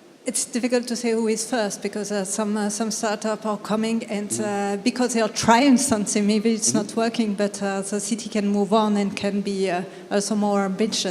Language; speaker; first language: English; non-native, fluent; French